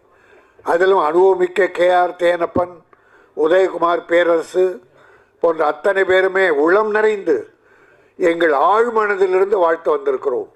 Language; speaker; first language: Tamil; native; Tamil